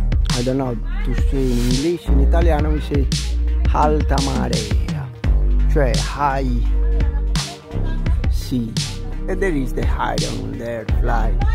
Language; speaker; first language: English; non-native, learner; Italian